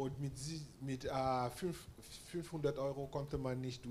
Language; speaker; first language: German; non-native, fluent; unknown